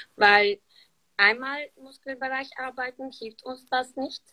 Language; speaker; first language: German; non-native, learner; Turkish